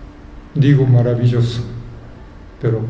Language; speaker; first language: Spanish; non-native, fluent; Japanese